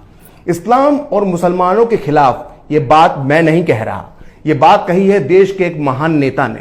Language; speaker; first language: Hindi; native; Hindi